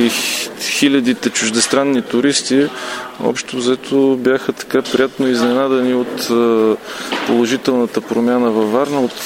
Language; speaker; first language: Bulgarian; native; Bulgarian